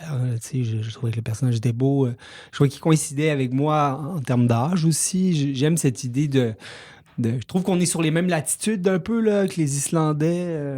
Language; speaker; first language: French; native; French